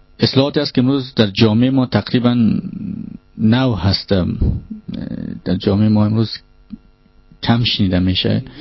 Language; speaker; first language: Persian; native; Persian